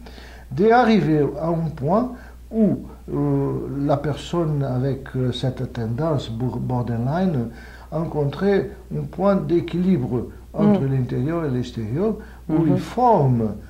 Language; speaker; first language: French; non-native, fluent; Portuguese